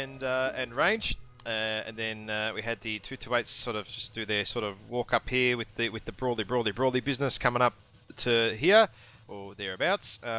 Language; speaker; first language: English; native; English